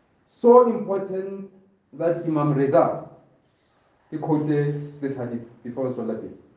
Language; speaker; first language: English; non-native, local second language; Southern Sotho